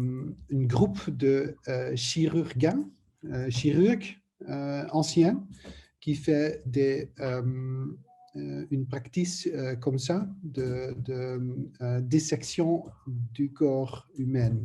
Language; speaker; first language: French; non-native, learner; Dutch